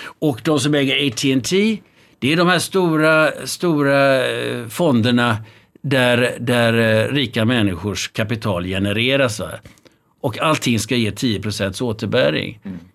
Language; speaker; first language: Swedish; native; Swedish